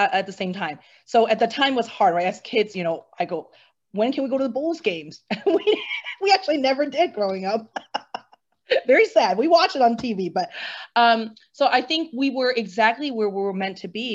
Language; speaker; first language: English; native; English